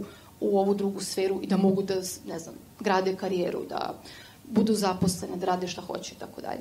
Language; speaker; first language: Serbian; native; Serbian